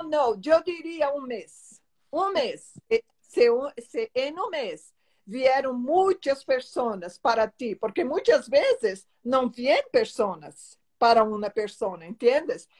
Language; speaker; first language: Spanish; non-native, learner; Portuguese